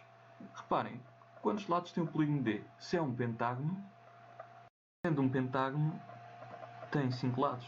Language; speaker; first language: Portuguese; native; Portuguese